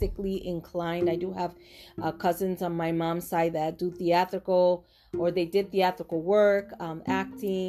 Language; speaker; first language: English; non-native, fluent; Spanish